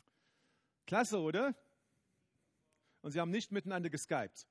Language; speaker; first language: German; non-native, fluent; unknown